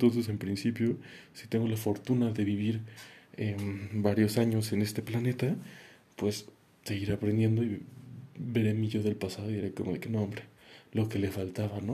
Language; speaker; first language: Spanish; native; Spanish